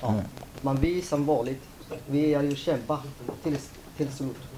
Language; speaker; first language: Swedish; non-native, fluent; Somali